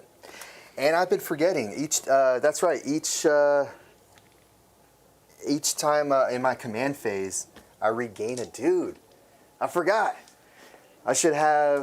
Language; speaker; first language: English; native; English